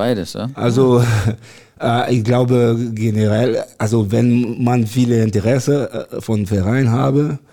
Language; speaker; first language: German; non-native, learner; French